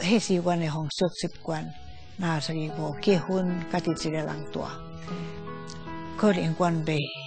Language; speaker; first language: Chinese; non-native, fluent; Finnish